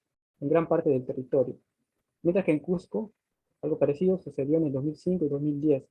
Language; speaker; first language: Spanish; native; Spanish